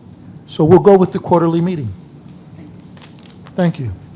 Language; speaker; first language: English; native; English